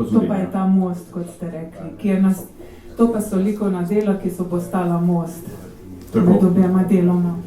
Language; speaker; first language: Slovenian; native; Slovenian